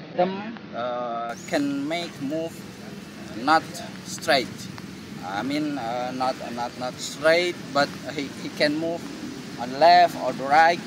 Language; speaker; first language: English; non-native, learner; Indonesian